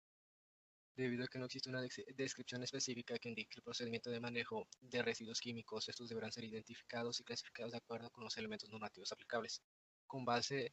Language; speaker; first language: Spanish; native; Spanish